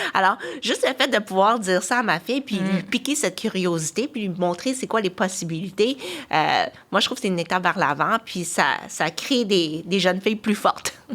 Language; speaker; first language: French; early bilingual, other home language; Chinese